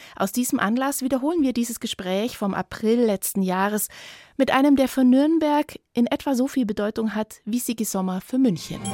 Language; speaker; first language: German; native; German